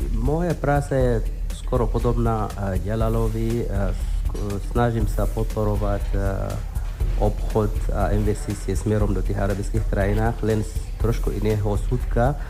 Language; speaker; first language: Slovak; non-native, fluent; Arabic